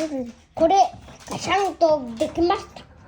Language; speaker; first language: Japanese; early bilingual, other home language; Filipino